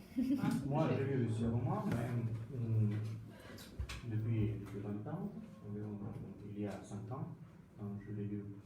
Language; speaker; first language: French; non-native, fluent; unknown